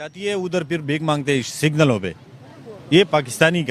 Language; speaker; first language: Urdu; non-native, local second language; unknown